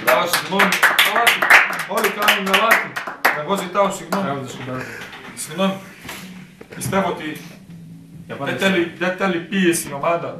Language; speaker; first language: Greek; non-native, fluent; Serbian